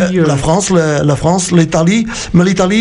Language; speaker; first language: French; non-native, fluent; Portuguese